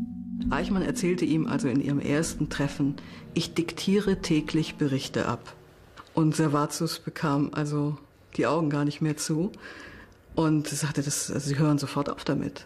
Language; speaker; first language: German; native; German